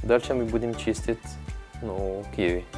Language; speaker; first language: Russian; non-native, learner; Arabic